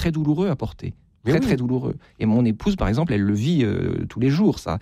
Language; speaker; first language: French; native; French